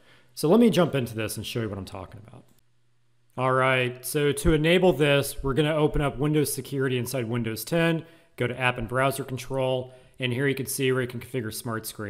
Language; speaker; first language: English; native; English